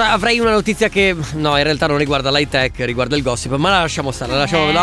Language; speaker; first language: Italian; native; Italian